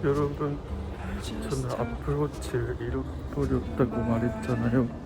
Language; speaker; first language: Korean; non-native, learner; Japanese